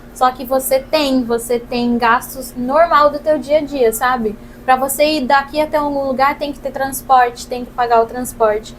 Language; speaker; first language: Portuguese; non-native, local second language; Kabuverdianu